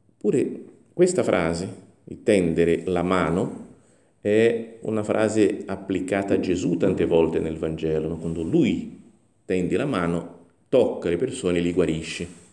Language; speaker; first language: Italian; non-native, fluent; Portuguese